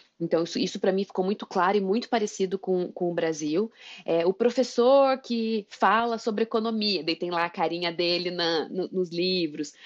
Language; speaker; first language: Portuguese; native; Portuguese